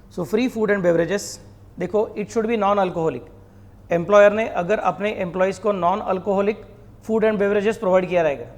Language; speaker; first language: Hindi; non-native, local second language; Marathi